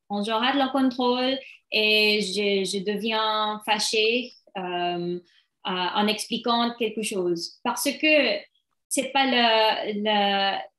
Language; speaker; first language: French; non-native, learner; English